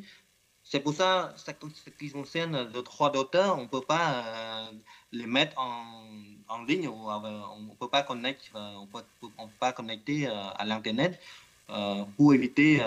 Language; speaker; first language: French; non-native, learner; Khmer